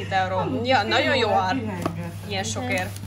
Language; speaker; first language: Hungarian; early bilingual, heritage; English